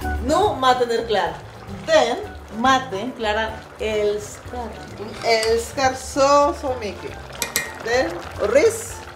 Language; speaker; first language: Swedish; non-native, learner; Spanish